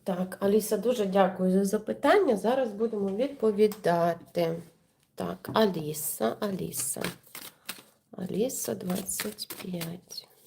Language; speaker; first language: Ukrainian; non-native, local second language; Russian